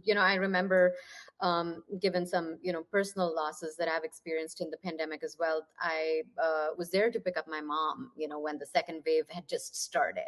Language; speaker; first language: English; non-native, local second language; Punjabi